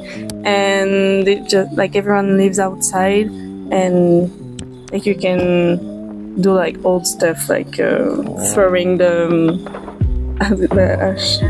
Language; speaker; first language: English; non-native, fluent; French